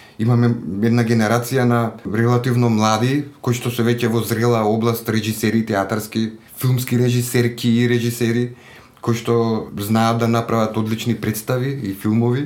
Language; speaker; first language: Macedonian; native; Macedonian